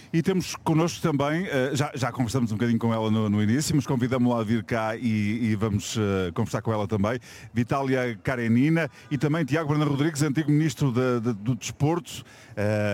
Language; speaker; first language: Portuguese; native; Portuguese